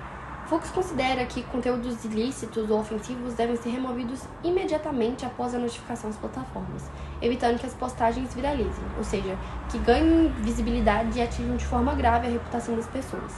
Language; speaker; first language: Portuguese; native; Portuguese